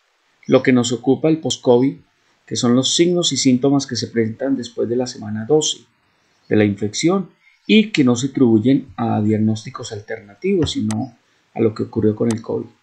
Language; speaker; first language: Spanish; native; Spanish